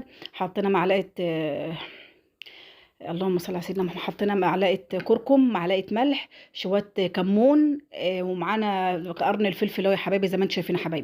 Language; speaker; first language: Arabic; native; Arabic